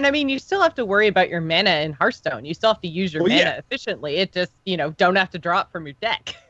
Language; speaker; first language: English; native; English